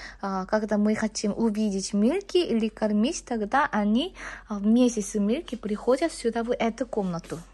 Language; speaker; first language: Russian; non-native, learner; Korean